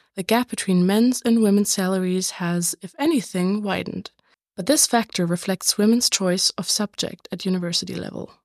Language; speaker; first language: English; non-native, fluent; German